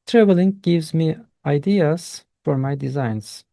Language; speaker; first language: English; non-native, fluent; Turkish